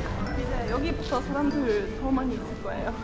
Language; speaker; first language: Korean; non-native, learner; Estonian